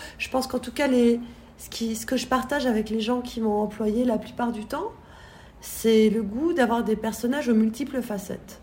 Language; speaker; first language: French; native; French